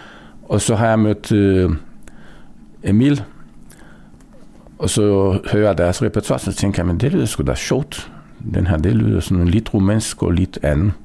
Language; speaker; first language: Danish; non-native, fluent; Romanian